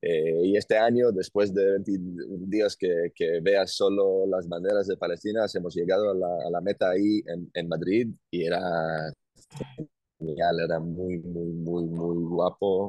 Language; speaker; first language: Spanish; non-native, learner; Hebrew